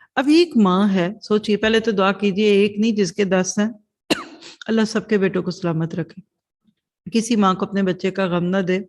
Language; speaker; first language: Urdu; non-native, local second language; Punjabi